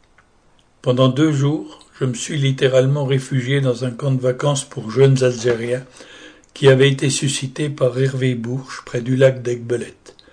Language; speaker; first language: French; native; French